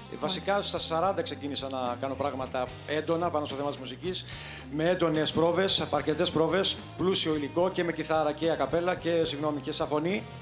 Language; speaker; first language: Greek; native; Greek